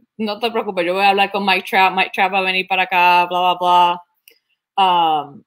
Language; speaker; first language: Spanish; early bilingual, heritage; Spanish